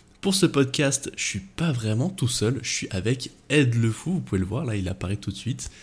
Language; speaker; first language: French; native; French